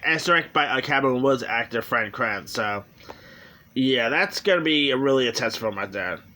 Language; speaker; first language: English; native; English